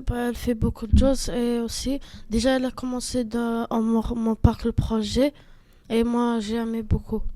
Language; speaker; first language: French; non-native, learner; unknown